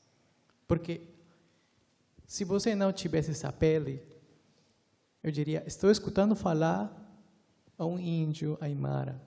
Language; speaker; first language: Portuguese; non-native, fluent; Spanish